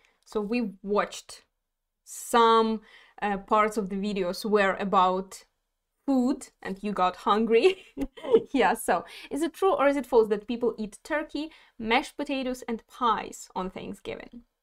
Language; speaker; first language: English; non-native, fluent; Ukrainian